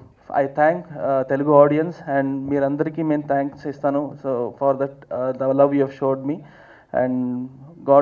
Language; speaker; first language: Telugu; non-native, learner; Kannada